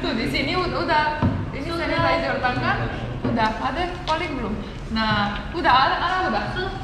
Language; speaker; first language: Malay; non-native, fluent; English